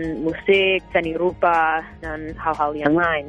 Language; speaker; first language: Indonesian; non-native, fluent; English